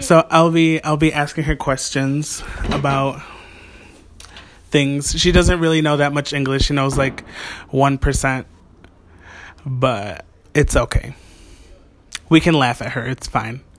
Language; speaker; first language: English; early bilingual, other home language; Spanish